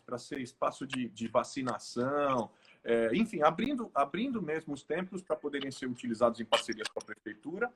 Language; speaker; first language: Portuguese; native; Portuguese